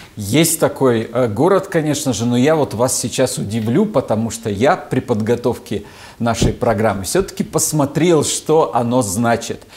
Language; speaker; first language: Russian; native; Russian